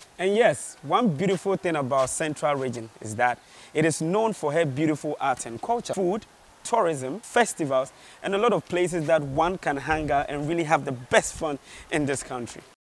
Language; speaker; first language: English; non-native, local second language; Akan